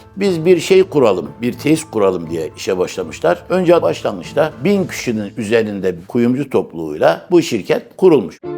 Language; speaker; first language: Turkish; native; Turkish